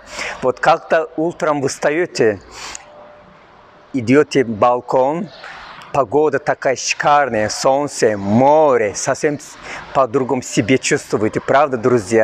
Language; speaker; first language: Russian; non-native, fluent; Turkish